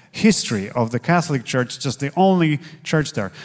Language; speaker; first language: English; non-native, fluent; Polish